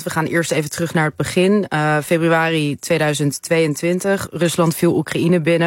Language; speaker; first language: Dutch; native; Dutch